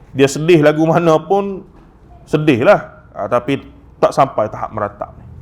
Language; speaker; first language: Malay; native; Malay